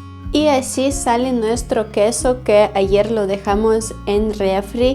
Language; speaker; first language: Spanish; non-native, fluent; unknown